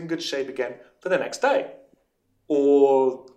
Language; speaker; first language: English; native; English